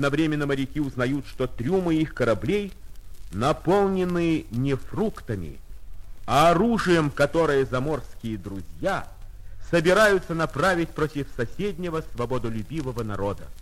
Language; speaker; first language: Russian; native; Russian